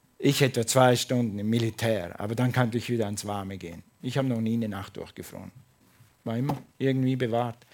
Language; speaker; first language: German; non-native, fluent; English